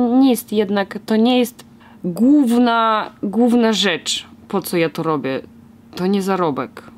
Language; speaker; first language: Polish; non-native, fluent; Russian